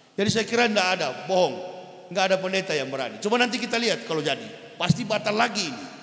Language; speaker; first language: Indonesian; native; Indonesian